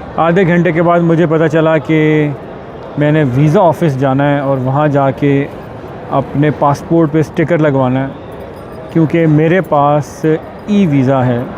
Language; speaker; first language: Urdu; native; Urdu